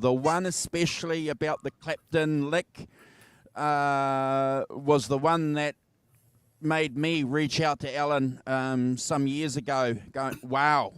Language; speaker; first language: English; native; English